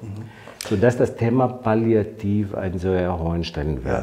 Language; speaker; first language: German; non-native, fluent; Greek